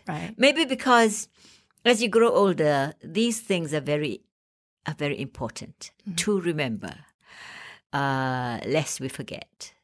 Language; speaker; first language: English; non-native, local second language; Malay